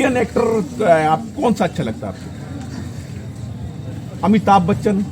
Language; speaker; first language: Hindi; native; Hindi